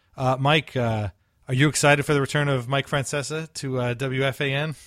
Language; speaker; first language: English; early bilingual, other home language; Italian